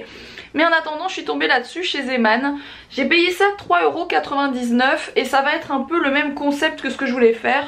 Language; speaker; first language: French; native; French